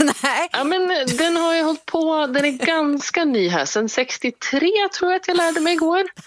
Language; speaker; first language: Swedish; native; Swedish